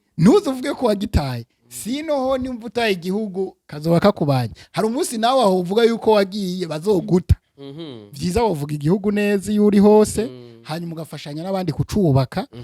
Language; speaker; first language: Rundi; early bilingual, heritage; Rundi